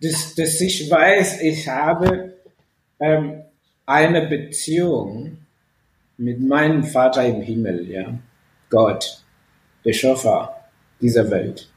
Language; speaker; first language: German; non-native, fluent; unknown